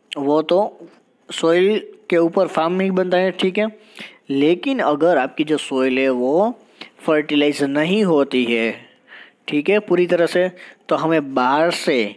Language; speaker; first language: Hindi; non-native, local second language; Gujarati